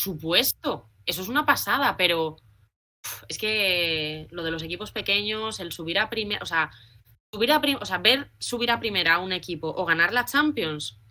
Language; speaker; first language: Spanish; native; Spanish